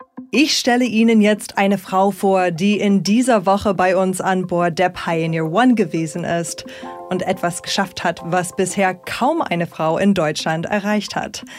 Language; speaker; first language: German; native; German